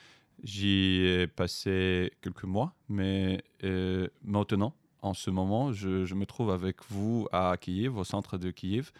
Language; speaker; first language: French; non-native, fluent; Ukrainian